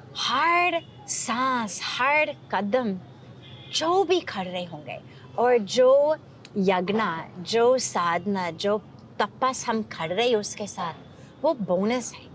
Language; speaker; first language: Hindi; non-native, fluent; English